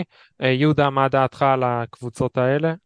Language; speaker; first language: Hebrew; native; Hebrew